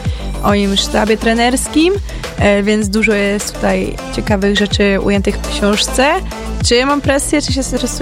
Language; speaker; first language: Polish; native; Polish